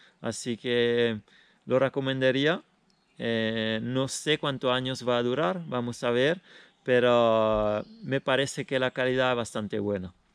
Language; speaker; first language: Spanish; non-native, fluent; Italian